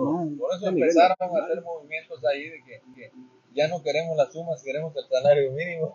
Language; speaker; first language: Spanish; native; Spanish